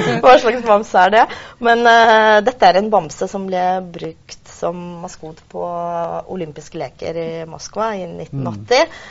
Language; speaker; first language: Norwegian; non-native, fluent; Russian